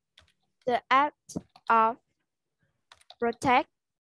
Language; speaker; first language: English; non-native, learner; Vietnamese